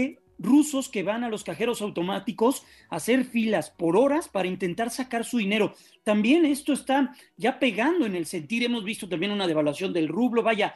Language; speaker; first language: Spanish; native; Spanish